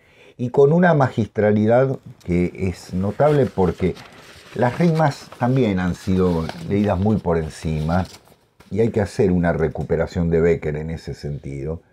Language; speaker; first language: Spanish; native; Spanish